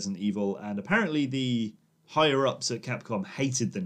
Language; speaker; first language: English; native; English